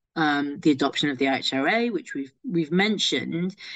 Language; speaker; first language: English; native; English